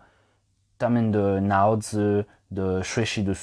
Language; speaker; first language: Chinese; non-native, fluent; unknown